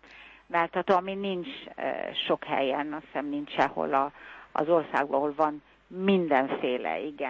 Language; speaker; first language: Hungarian; early bilingual, heritage; Hungarian